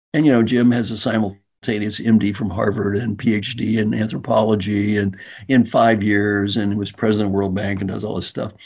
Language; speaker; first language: English; native; English